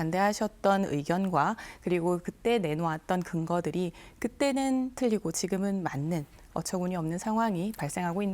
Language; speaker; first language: Korean; native; Korean